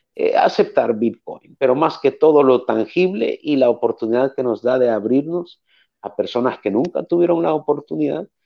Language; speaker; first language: Spanish; native; Spanish